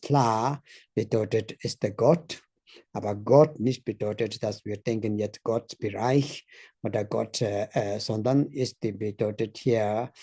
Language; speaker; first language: German; non-native, learner; Tibetan